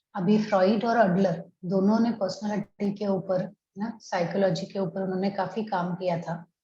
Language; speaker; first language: Hindi; non-native, local second language; Marathi